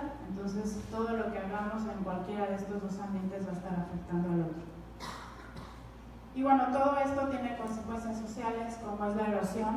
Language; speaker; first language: Spanish; native; Spanish